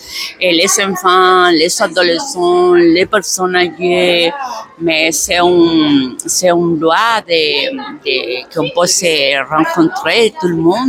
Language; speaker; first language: French; non-native, learner; Spanish